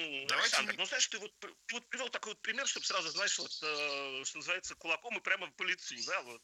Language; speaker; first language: Russian; native; Russian